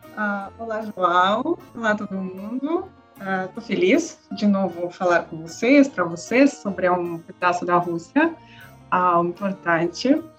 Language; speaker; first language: Portuguese; non-native, learner; Russian